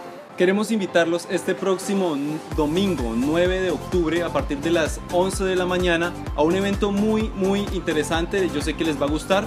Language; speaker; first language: Spanish; native; Spanish